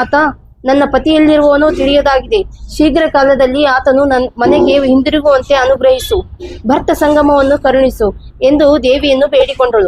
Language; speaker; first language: Kannada; native; Kannada